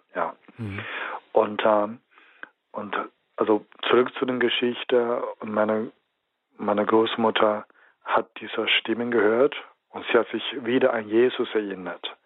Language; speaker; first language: German; non-native, fluent; Chinese